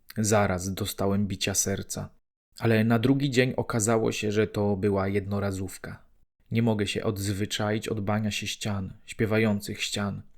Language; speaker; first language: Polish; native; Polish